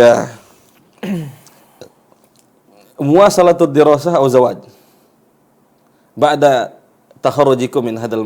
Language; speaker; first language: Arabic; non-native, fluent; Indonesian